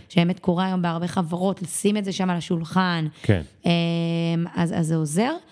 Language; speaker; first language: Hebrew; native; Hebrew